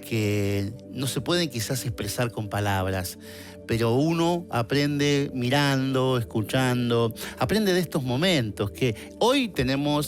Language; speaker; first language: Spanish; native; Spanish